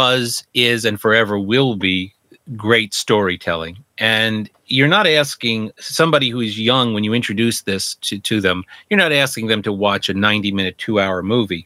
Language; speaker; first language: English; native; English